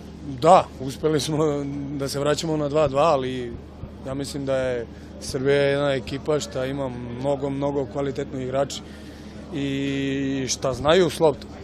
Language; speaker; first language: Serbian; early bilingual, heritage; German